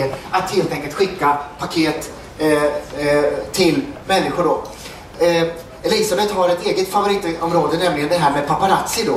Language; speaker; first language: Swedish; native; Swedish